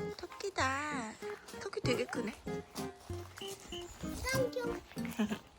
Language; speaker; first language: Korean; native; Korean